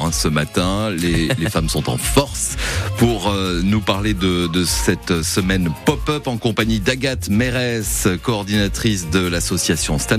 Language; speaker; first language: French; native; French